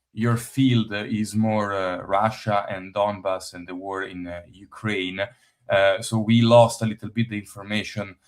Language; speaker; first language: English; non-native, fluent; Italian